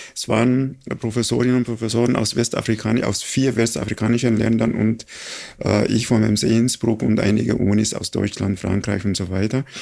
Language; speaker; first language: German; non-native, fluent; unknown